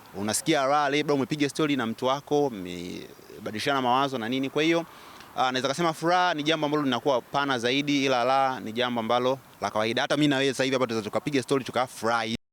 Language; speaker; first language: Swahili; native; Swahili